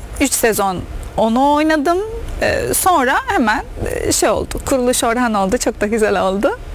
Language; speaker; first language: Turkish; non-native, fluent; Arabic